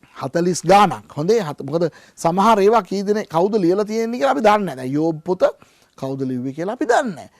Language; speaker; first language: Sinhala; non-native, local second language; Tamil